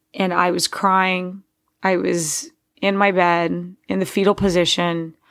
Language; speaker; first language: English; native; English